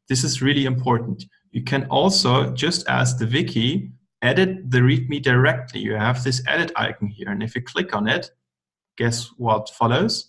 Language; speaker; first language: English; non-native, fluent; German